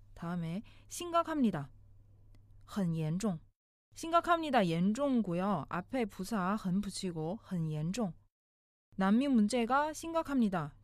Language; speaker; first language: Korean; non-native, fluent; Chinese